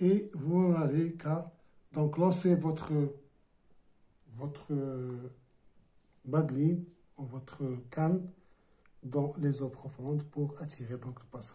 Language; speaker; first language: French; non-native, local second language; Arabic